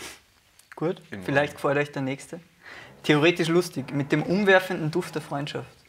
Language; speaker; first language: German; native; German